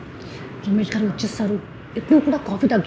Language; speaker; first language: Telugu; non-native, fluent; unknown